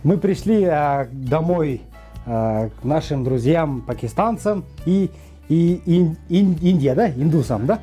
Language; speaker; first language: Russian; non-native, local second language; Kyrgyz